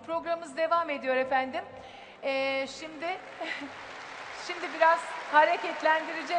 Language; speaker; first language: Turkish; native; Turkish